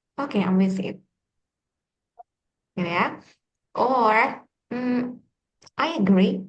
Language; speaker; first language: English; non-native, fluent; Indonesian